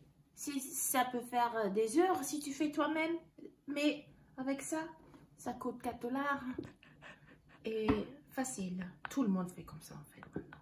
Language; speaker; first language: French; non-native, learner; English